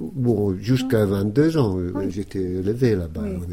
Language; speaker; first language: French; non-native, fluent; English